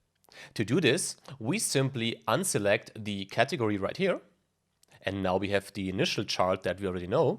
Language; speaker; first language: English; non-native, fluent; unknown